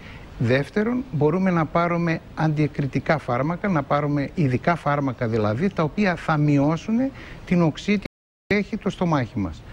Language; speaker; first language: Greek; native; Greek